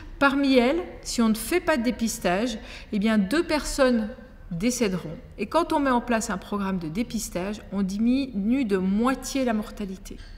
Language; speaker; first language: French; native; French